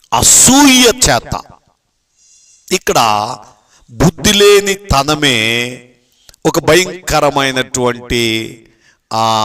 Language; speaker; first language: Telugu; native; Telugu